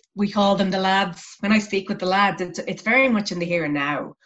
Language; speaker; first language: English; native; English